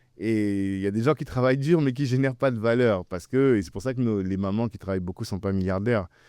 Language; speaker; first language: French; early bilingual, other home language; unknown